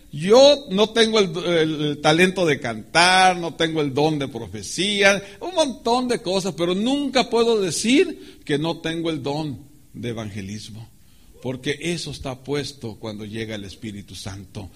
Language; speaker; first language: Spanish; native; Spanish